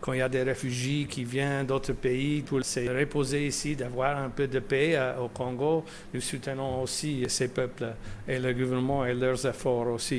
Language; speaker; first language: French; non-native, fluent; English